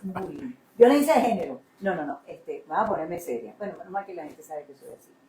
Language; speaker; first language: Spanish; native; Spanish